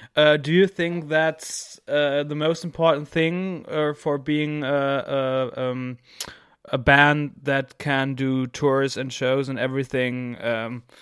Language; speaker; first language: English; non-native, fluent; German